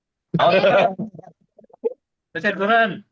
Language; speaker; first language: Chinese; non-native, learner; Indonesian